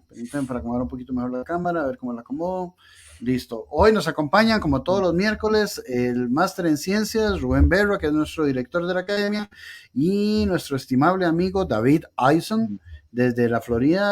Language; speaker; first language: Spanish; native; Spanish